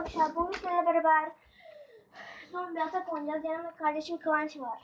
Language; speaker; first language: Turkish; early bilingual, heritage; Turkish